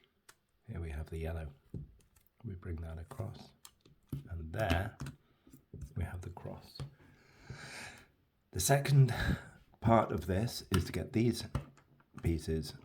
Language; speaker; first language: English; native; English